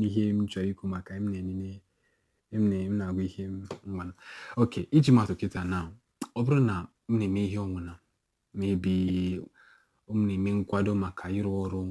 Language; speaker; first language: Igbo; non-native, local second language; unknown